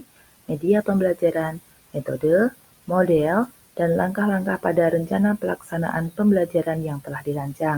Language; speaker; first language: Indonesian; native; Indonesian